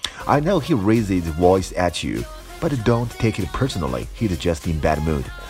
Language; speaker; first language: English; non-native, fluent; Chinese